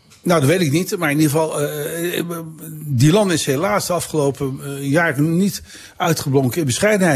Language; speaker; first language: Dutch; native; Dutch